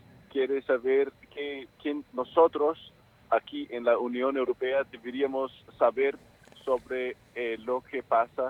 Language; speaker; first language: Spanish; non-native, fluent; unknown